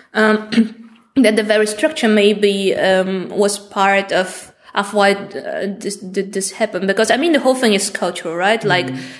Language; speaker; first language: English; non-native, fluent; Bulgarian